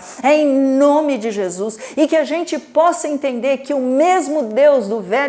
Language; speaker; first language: Portuguese; native; Portuguese